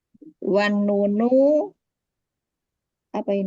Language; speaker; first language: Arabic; non-native, learner; Indonesian